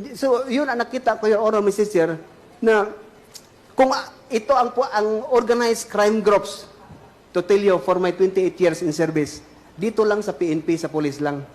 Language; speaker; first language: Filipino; non-native, local second language; Cebuano